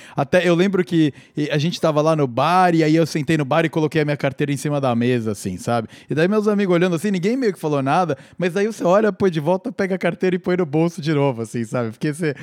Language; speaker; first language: Portuguese; native; Portuguese